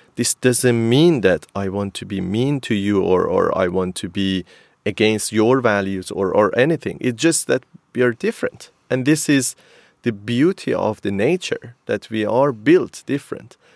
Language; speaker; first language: English; non-native, fluent; Persian